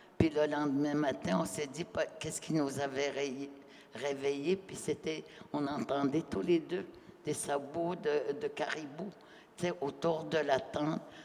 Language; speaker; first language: French; non-native, local second language; Innu-aimun